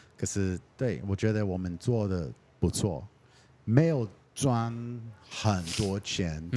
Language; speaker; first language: Chinese; non-native, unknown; English